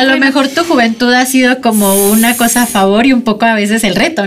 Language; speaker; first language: Spanish; native; Spanish